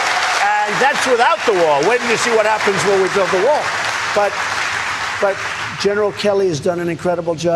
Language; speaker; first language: English; native; English